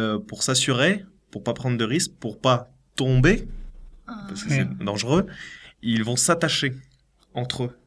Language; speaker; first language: French; native; French